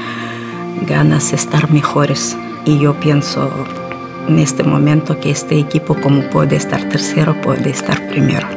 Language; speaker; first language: Spanish; non-native, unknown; Russian